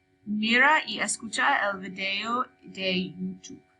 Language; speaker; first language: Spanish; non-native, fluent; English